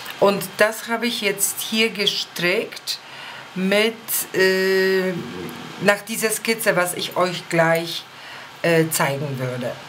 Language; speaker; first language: German; non-native, fluent; Polish